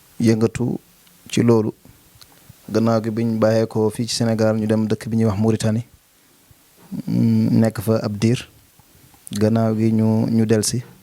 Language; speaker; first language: Wolof; native; Wolof